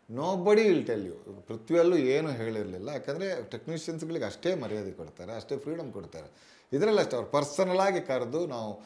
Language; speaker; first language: Kannada; non-native, local second language; Tulu